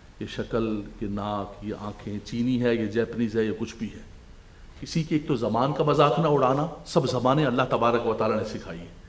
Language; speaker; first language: Urdu; non-native, local second language; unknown